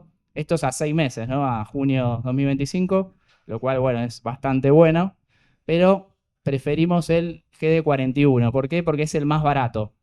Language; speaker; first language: Spanish; native; Spanish